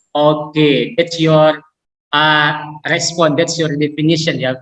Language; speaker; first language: English; non-native, learner; Indonesian